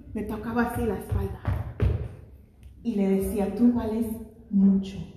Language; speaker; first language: Spanish; non-native, fluent; English